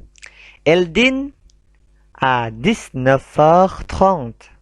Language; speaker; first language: French; non-native, fluent; Indonesian